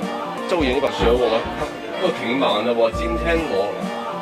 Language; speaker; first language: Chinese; non-native, local second language; Cantonese